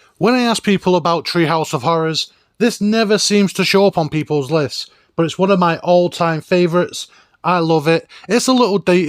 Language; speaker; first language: English; native; English